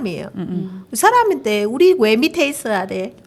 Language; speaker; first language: Korean; non-native, learner; Vietnamese